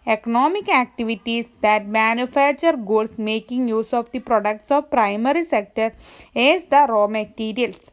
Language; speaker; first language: English; non-native, local second language; Malayalam